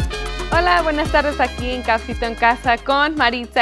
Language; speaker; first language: Spanish; early bilingual, heritage; Spanish